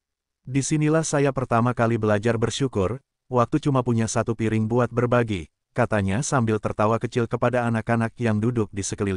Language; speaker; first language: Indonesian; native; Indonesian